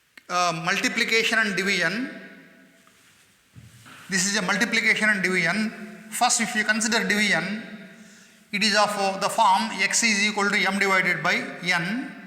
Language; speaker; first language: English; non-native, local second language; Kannada